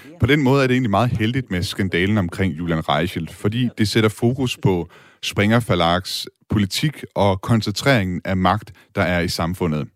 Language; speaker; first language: Danish; native; Danish